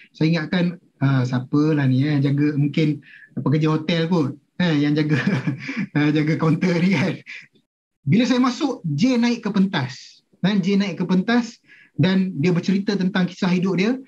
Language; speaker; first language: Malay; native; Malay